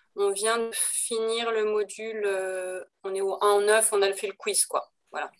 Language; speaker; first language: French; native; French